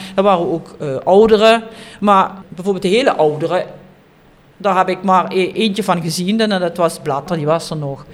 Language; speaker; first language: Dutch; native; Dutch